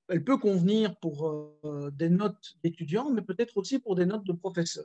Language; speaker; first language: French; native; French